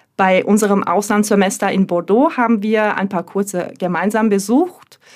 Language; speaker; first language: German; non-native, fluent; Turkish